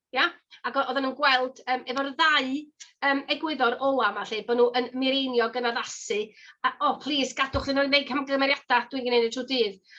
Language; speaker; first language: Welsh; native; Welsh